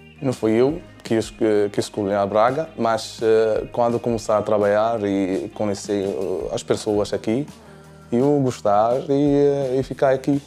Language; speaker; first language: Portuguese; non-native, learner; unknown